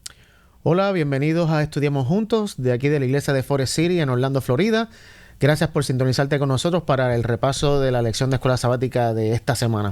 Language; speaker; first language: Spanish; native; Spanish